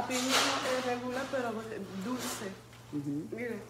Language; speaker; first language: Spanish; early bilingual, heritage; Spanish